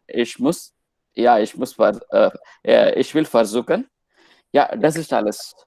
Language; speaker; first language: German; non-native, learner; Hindi